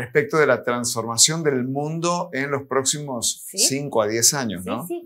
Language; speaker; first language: Spanish; native; Spanish